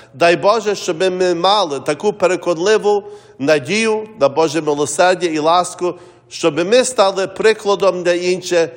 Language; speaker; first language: Ukrainian; early bilingual, heritage; Ukrainian